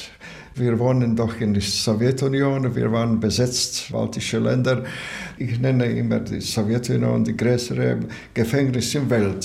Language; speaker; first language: German; non-native, learner; Latvian